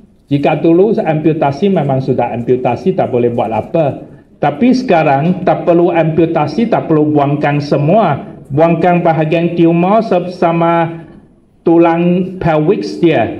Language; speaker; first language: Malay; non-native, local second language; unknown